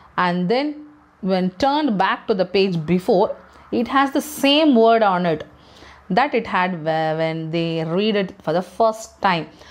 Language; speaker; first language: English; non-native, local second language; Tamil